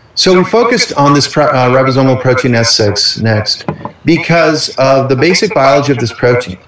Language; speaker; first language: English; early bilingual, other home language; Spanish